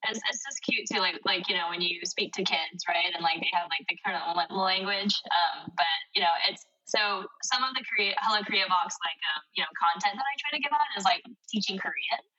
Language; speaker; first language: English; non-native, local second language; Korean